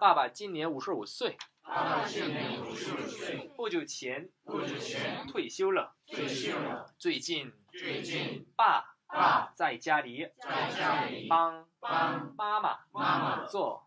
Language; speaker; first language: Chinese; non-native, fluent; Korean